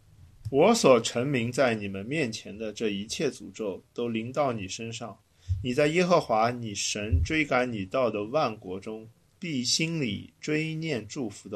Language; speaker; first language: Chinese; native; Chinese